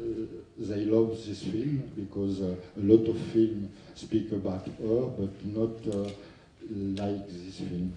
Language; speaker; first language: English; non-native, learner; French